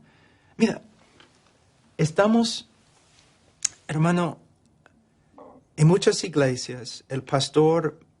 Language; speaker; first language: Spanish; non-native, fluent; English